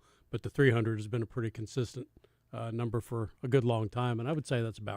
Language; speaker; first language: English; native; English